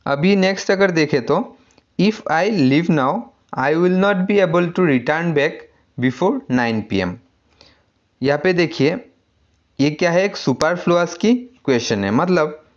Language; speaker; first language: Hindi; non-native, local second language; Assamese